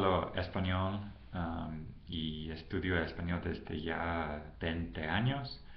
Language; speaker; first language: Spanish; non-native, fluent; English